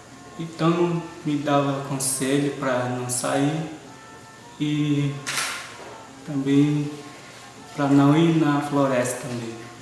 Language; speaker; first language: Portuguese; non-native, local second language; Guarani